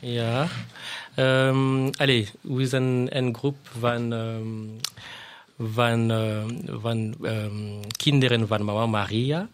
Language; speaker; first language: Dutch; non-native, fluent; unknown